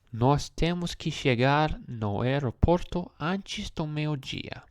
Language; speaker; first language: Portuguese; non-native, learner; English